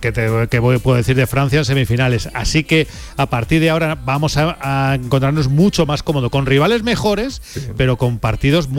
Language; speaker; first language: Spanish; native; Spanish